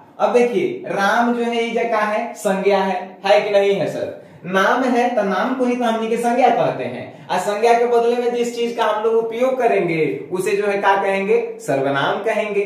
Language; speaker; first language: Hindi; native; Hindi